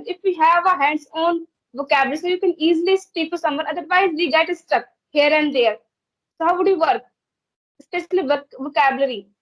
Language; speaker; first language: English; non-native, learner; Hindi